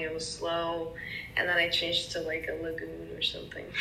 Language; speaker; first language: English; early bilingual, other home language; Spanish